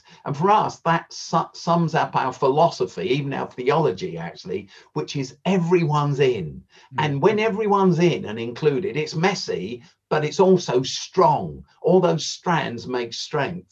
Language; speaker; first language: English; native; English